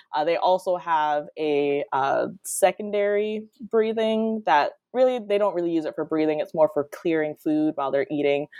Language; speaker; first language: English; native; English